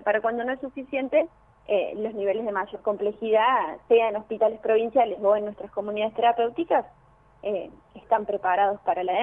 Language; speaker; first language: Spanish; native; Spanish